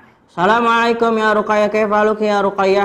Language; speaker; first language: Arabic; non-native, fluent; Indonesian